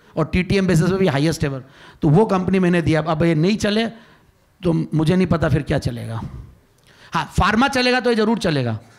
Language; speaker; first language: Hindi; native; Hindi